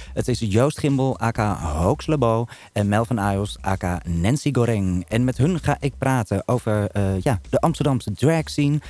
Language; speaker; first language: Dutch; native; Dutch